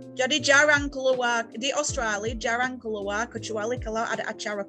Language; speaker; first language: Indonesian; non-native, fluent; English